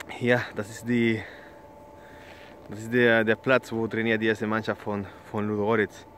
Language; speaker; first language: German; non-native, learner; Spanish